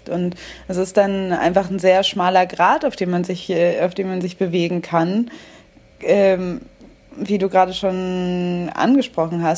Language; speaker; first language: German; native; German